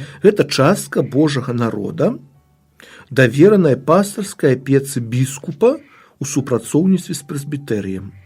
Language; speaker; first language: Belarusian; native; Belarusian